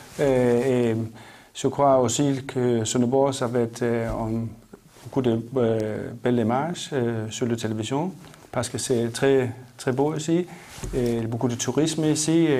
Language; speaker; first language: French; non-native, learner; Danish